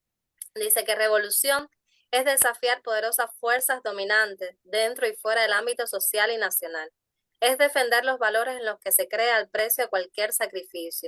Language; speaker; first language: Spanish; native; Spanish